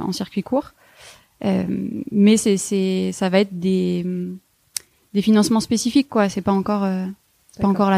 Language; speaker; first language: French; native; French